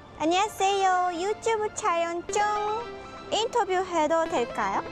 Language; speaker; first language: Korean; non-native, learner; Japanese